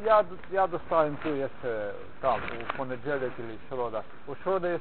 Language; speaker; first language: Polish; non-native, learner; Slovenian